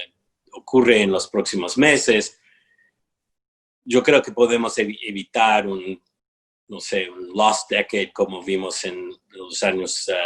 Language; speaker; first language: Spanish; non-native, fluent; English